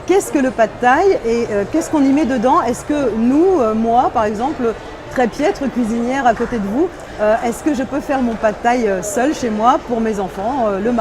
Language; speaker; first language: French; native; French